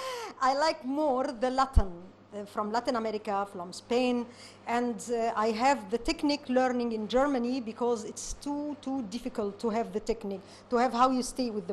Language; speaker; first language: English; non-native, learner; Arabic